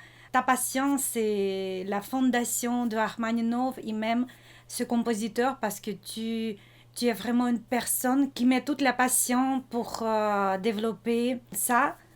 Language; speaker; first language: French; non-native, fluent; Russian